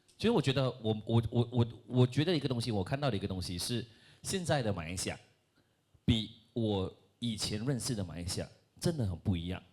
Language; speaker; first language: Chinese; non-native, local second language; Malay